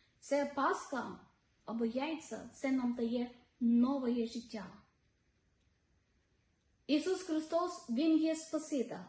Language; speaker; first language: Ukrainian; non-native, learner; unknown